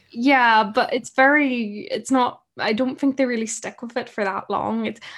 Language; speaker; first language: English; native; English